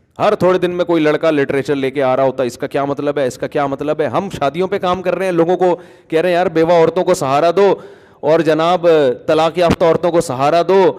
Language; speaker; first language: Urdu; native; Urdu